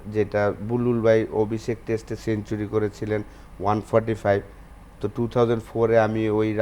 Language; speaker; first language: Bangla; native; Bangla